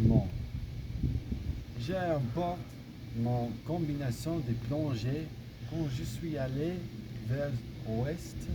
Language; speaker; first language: French; non-native, learner; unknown